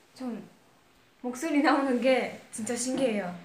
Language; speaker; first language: Korean; non-native, fluent; Japanese